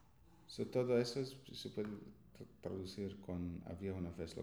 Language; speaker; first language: Spanish; non-native, fluent; English